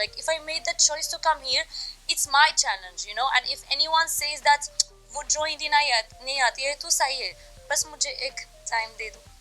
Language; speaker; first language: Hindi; non-native, learner; Arabic